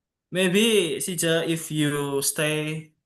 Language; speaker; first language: English; non-native, local second language; Javanese